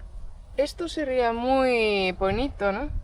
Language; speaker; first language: Spanish; non-native, fluent; Estonian